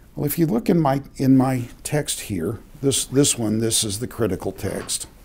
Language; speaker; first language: English; native; English